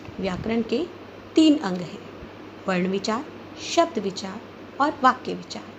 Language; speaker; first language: Hindi; native; Hindi